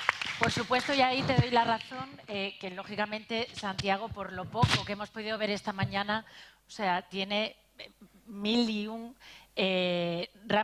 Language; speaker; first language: Spanish; native; Spanish